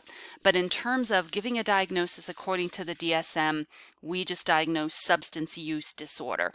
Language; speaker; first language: English; native; English